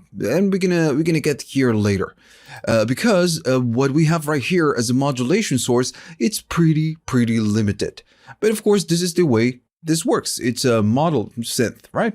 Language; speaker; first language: English; non-native, fluent; Spanish